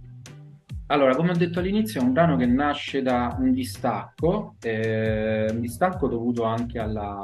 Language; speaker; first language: Italian; native; Italian